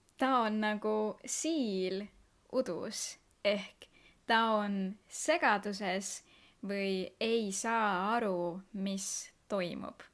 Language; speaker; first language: Estonian; native; Estonian